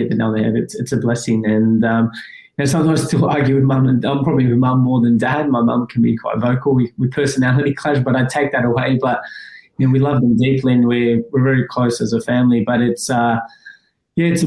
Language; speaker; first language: English; early bilingual, other home language; Persian